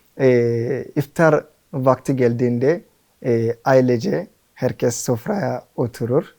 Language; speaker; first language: Turkish; non-native, fluent; Hausa